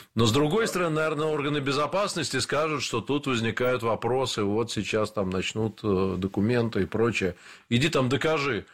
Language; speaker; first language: Russian; native; Russian